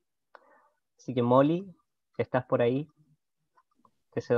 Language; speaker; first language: Spanish; native; Spanish